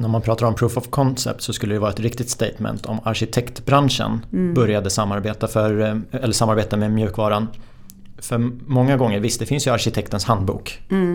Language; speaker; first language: Swedish; native; Swedish